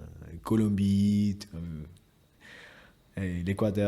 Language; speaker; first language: French; non-native, fluent; Spanish